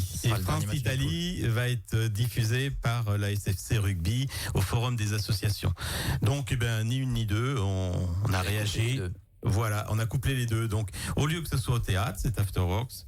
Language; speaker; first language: French; native; French